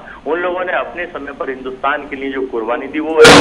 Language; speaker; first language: Hindi; native; Hindi